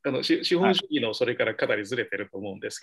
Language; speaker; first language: Japanese; native; Japanese